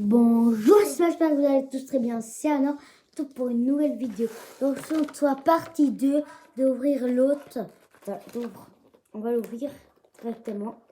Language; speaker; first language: French; native; French